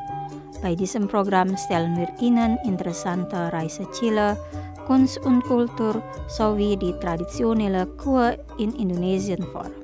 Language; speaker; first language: German; non-native, learner; Indonesian